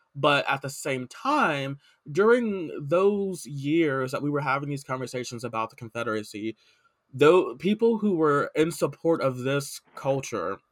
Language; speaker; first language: English; native; English